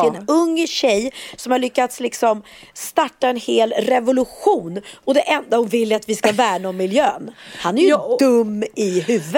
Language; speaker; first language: Swedish; native; Swedish